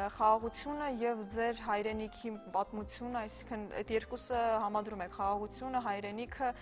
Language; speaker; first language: Armenian; native; Armenian